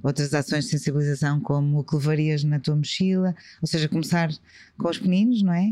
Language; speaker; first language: Portuguese; native; Portuguese